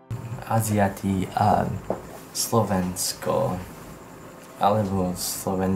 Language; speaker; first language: Slovak; non-native, learner; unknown